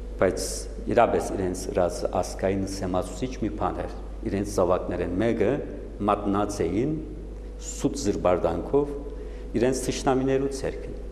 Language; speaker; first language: Armenian; early bilingual, heritage; Armenian